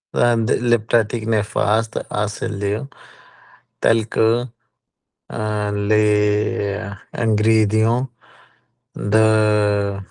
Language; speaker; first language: French; non-native, learner; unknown